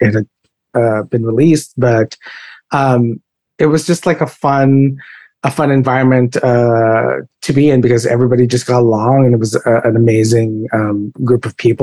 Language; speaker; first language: English; non-native, local second language; Filipino